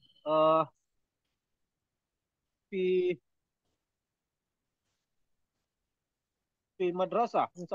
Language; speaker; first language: Arabic; non-native, learner; Indonesian